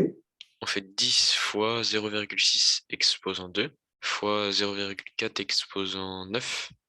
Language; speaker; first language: French; native; French